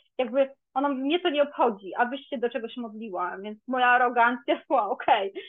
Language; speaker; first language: Polish; native; Polish